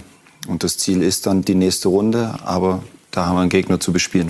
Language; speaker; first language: German; native; German